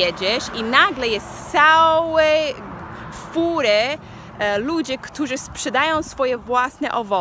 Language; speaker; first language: Polish; non-native, fluent; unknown